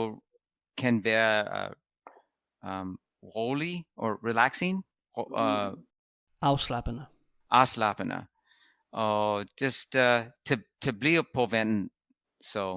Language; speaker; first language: Danish; non-native, learner; English